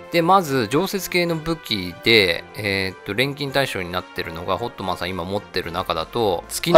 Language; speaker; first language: Japanese; native; Japanese